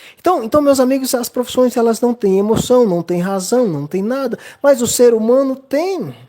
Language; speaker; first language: Portuguese; native; Portuguese